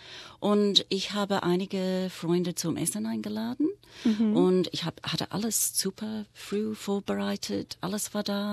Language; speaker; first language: German; non-native, fluent; English